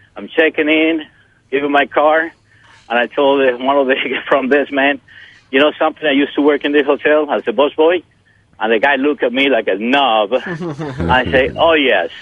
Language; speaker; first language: English; non-native, fluent; Spanish